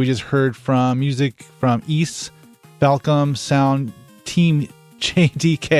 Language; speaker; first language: English; native; English